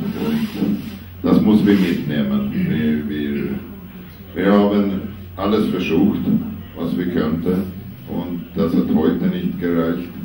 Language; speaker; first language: German; non-native, fluent; Swedish